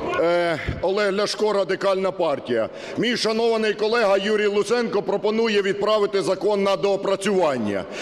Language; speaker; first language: Ukrainian; native; Ukrainian